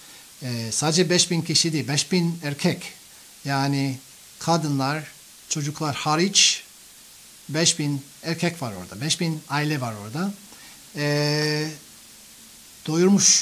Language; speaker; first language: Turkish; non-native, fluent; English